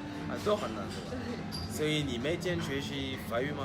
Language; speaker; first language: Chinese; non-native, learner; French